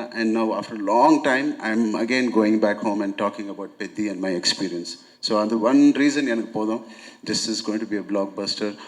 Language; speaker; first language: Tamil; non-native, local second language; Telugu